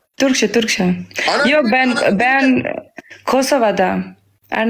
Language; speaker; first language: Turkish; non-native, learner; Albanian